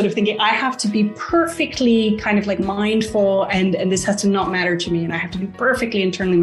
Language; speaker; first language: English; native; English